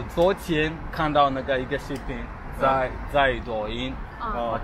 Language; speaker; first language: Chinese; non-native, learner; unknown